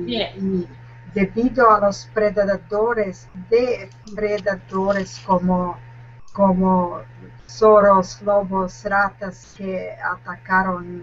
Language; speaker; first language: Spanish; non-native, learner; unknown